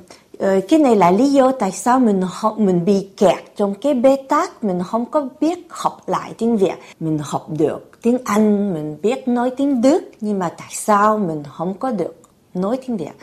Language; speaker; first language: Vietnamese; early bilingual, heritage; Vietnamese